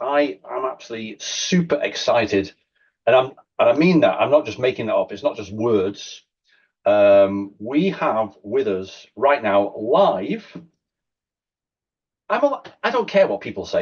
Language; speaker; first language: English; native; English